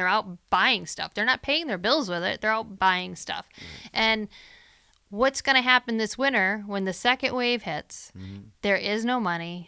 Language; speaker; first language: English; native; English